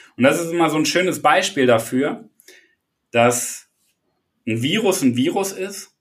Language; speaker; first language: German; native; German